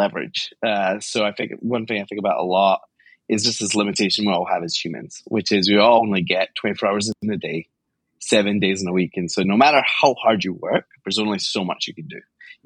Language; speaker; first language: English; native; English